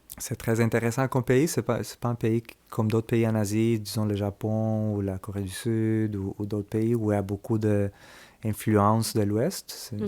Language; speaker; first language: French; early bilingual, other home language; Spanish